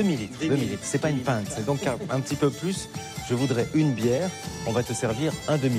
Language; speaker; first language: French; native; French